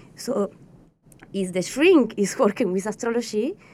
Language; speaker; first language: English; non-native, fluent; Spanish